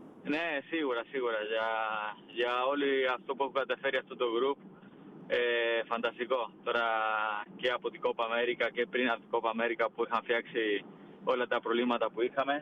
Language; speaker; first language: Greek; non-native, fluent; Spanish